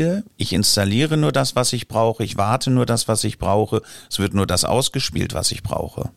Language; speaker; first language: German; native; German